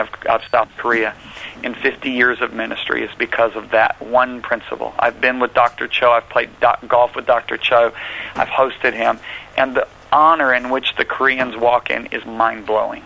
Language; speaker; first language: English; native; English